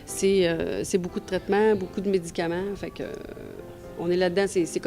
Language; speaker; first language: French; native; French